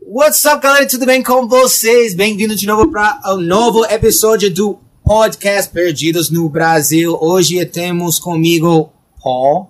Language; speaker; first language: Portuguese; non-native, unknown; English